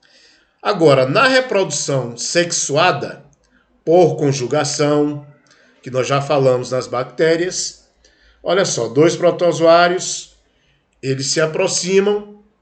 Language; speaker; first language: Portuguese; native; Portuguese